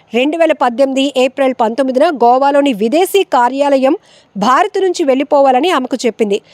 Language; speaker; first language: Telugu; native; Telugu